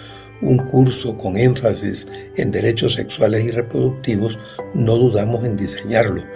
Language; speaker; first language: Spanish; native; Spanish